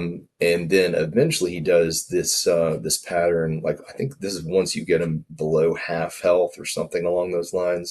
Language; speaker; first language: English; native; English